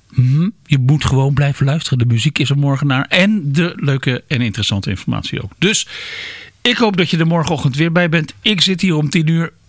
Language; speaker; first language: Dutch; native; Dutch